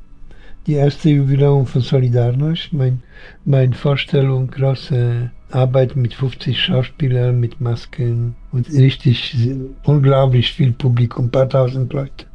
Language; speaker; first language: German; non-native, fluent; Polish